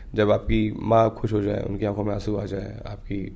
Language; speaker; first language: Hindi; native; Hindi